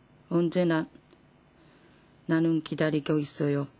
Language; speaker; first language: Korean; non-native, fluent; Japanese